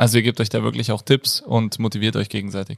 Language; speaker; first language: German; native; German